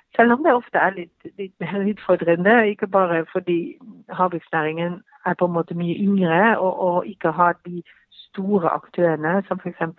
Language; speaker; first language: Norwegian; non-native, fluent; Dutch